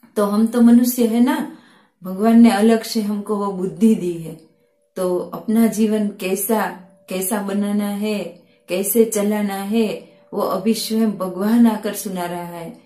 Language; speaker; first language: Hindi; non-native, local second language; Gujarati